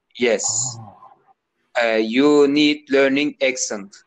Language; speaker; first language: English; non-native, learner; Turkish